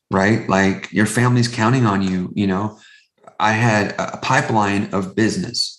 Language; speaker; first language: English; native; English